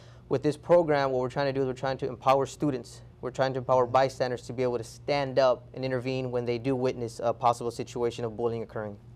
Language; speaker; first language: English; early bilingual, other home language; Spanish